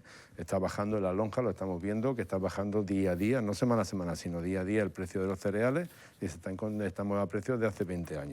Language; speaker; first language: Spanish; native; Spanish